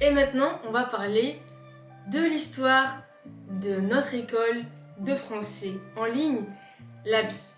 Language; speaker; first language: French; native; French